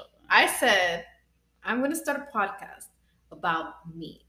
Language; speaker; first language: English; early bilingual, other home language; Spanish